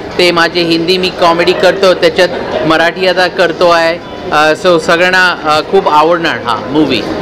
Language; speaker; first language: Marathi; early bilingual, heritage; English